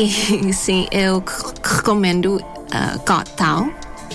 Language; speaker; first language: Portuguese; non-native, fluent; Thai